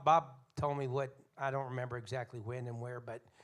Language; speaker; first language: English; native; English